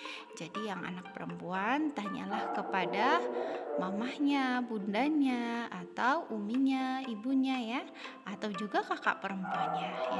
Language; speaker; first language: Indonesian; native; Indonesian